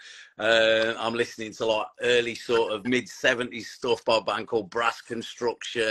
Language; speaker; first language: English; native; English